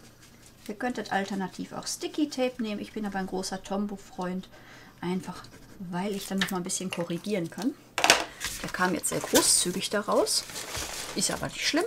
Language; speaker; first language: German; native; German